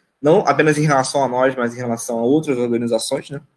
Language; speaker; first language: Portuguese; native; Portuguese